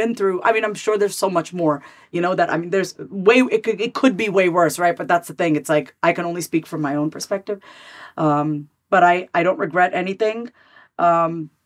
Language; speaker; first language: English; native; English